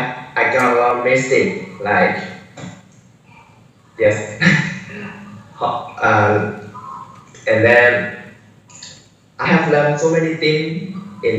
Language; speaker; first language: English; non-native, learner; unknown